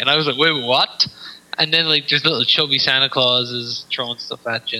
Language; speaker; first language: English; native; English